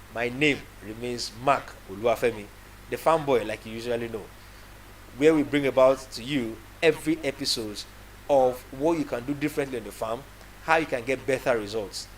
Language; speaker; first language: English; non-native, local second language; Yoruba